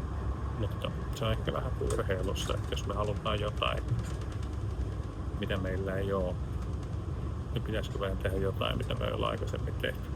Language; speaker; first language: Finnish; native; Finnish